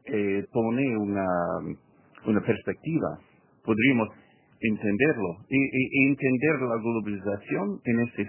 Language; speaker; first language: Spanish; non-native, fluent; English